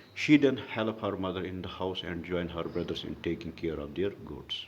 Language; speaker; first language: English; non-native, local second language; Urdu